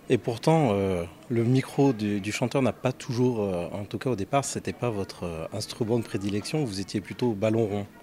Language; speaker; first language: French; native; French